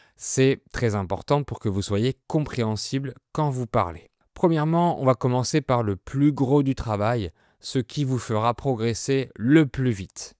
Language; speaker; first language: French; native; French